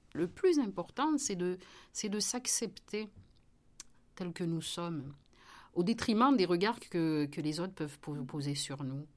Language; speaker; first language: French; native; French